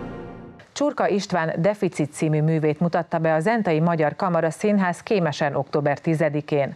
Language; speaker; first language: Hungarian; native; Hungarian